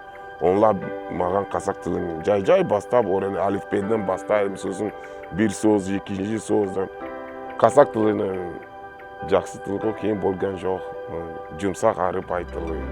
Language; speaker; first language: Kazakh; non-native, learner; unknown